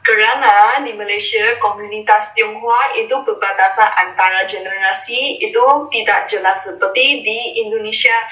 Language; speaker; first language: Indonesian; non-native, fluent; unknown